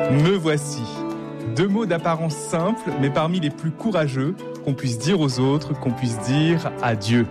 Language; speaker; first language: French; native; French